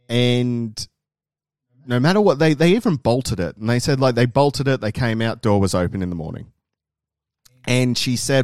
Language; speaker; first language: English; native; English